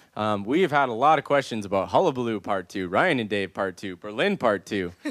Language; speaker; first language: English; native; English